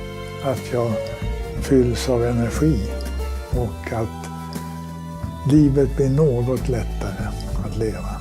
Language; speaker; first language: Swedish; native; Swedish